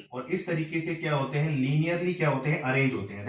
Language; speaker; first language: Hindi; native; Hindi